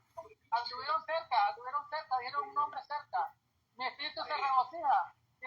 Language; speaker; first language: Spanish; native; Spanish